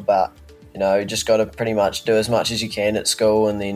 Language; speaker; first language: English; native; English